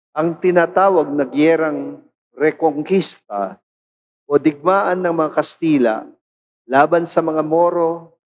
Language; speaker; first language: Filipino; non-native, local second language; Pampanga